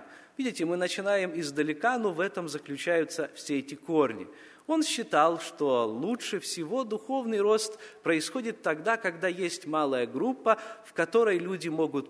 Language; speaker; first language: Russian; native; Russian